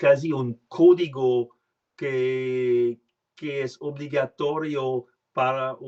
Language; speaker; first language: Spanish; non-native, learner; French